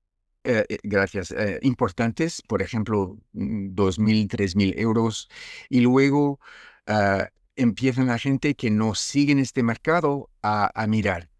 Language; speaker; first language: Spanish; non-native, fluent; French